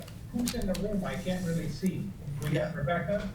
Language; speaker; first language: English; native; English